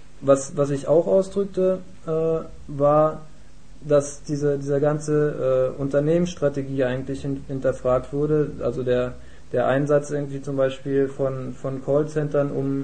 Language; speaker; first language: German; native; German